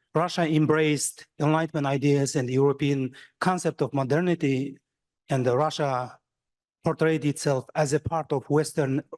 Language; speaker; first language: English; non-native, fluent; Kazakh